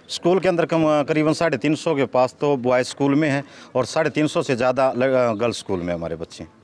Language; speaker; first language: Hindi; native; Hindi